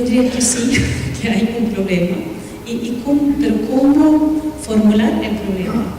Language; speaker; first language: Spanish; non-native, fluent; Swedish